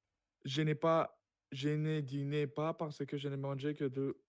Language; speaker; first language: French; non-native, learner; Russian